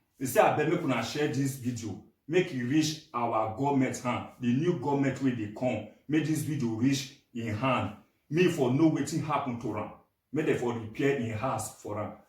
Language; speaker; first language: Nigerian Pidgin; non-native, local second language; Bini